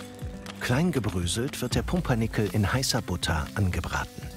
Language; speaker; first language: German; native; German